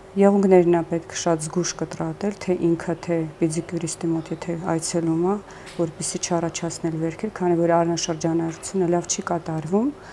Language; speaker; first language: Armenian; early bilingual, heritage; Armenian